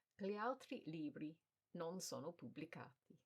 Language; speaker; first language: Italian; non-native, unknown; English